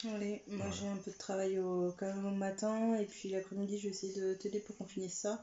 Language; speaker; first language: French; native; French